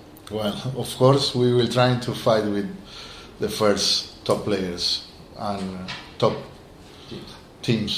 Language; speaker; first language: English; non-native, fluent; Spanish